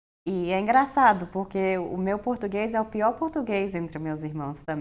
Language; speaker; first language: Portuguese; early bilingual, heritage; Portuguese